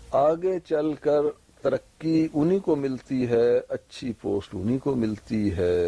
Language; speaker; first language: Urdu; native; Urdu